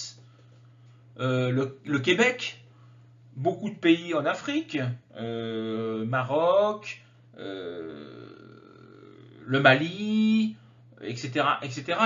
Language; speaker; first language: French; native; French